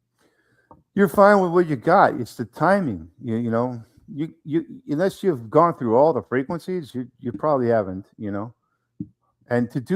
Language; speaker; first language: English; native; English